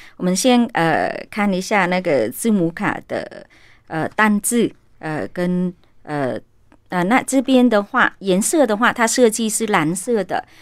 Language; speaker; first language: Chinese; non-native, fluent; Vietnamese